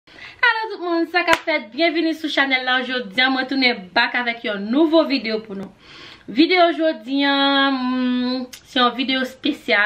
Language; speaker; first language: French; non-native, learner; Haitian Creole